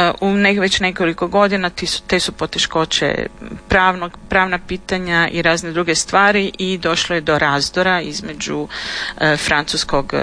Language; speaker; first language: Serbian; native; Serbian